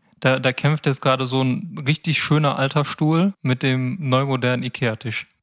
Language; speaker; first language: German; native; German